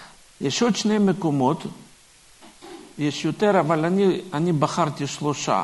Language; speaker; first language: Hebrew; non-native, fluent; Russian